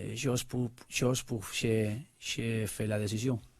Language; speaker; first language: French; non-native, learner; Spanish